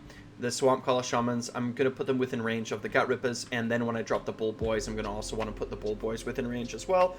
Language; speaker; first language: English; native; English